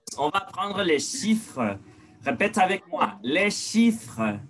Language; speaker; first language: French; non-native, fluent; Spanish